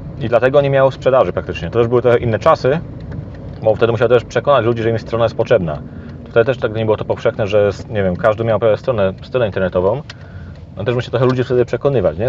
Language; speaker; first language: Polish; native; Polish